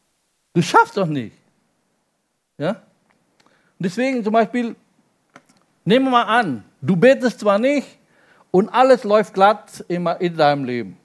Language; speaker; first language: German; non-native, fluent; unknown